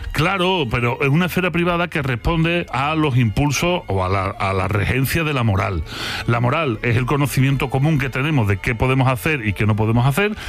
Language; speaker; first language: Spanish; native; Spanish